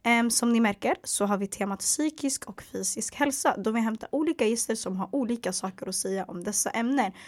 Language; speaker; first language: Swedish; early bilingual, other home language; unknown